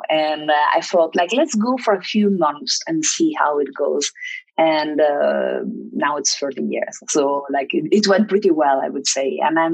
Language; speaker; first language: English; non-native, fluent; Italian